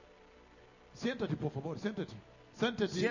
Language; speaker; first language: Spanish; non-native, learner; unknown